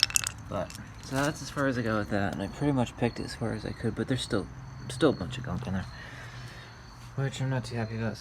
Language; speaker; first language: English; native; English